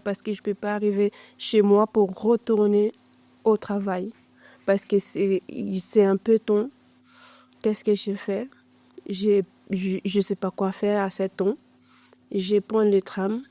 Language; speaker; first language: French; non-native, learner; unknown